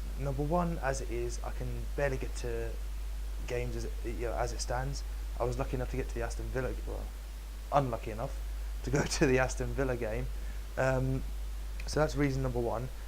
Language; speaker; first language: English; native; English